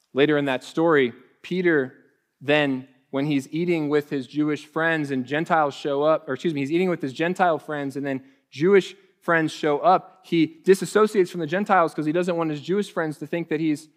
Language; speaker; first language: English; native; English